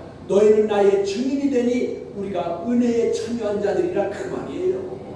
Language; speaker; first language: Korean; native; Korean